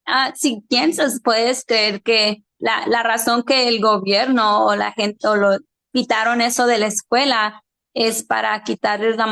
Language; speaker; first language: Spanish; early bilingual, heritage; Spanish